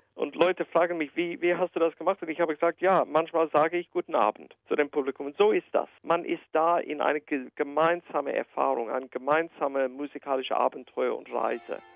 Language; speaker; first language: German; non-native, fluent; English